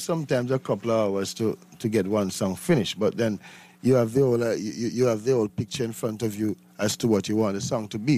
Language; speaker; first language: English; non-native, local second language; Jamaican Creole English